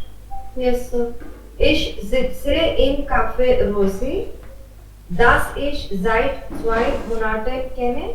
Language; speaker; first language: German; non-native, learner; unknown